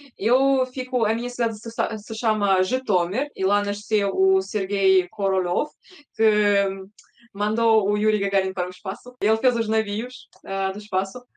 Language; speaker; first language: Portuguese; early bilingual, other home language; Russian